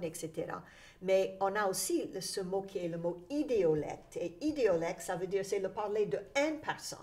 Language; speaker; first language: French; native; French